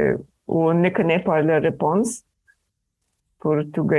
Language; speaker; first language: French; non-native, learner; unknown